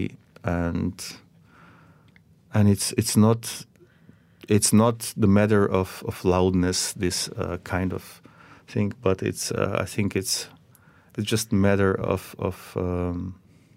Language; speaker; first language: English; non-native, fluent; Macedonian